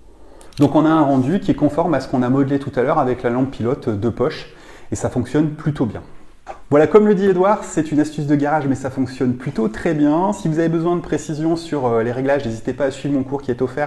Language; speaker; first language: French; native; French